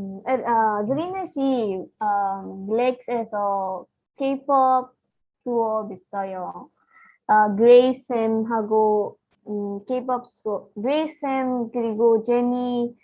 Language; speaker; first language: Korean; non-native, learner; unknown